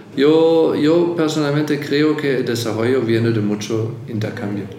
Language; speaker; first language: Spanish; non-native, fluent; German